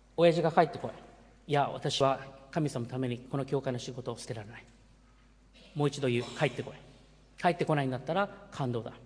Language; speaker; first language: Japanese; early bilingual, heritage; Japanese